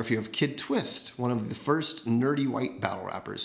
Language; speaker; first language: English; native; English